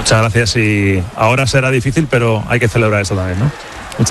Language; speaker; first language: Spanish; native; Spanish